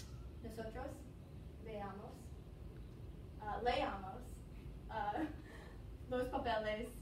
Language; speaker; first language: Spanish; non-native, learner; English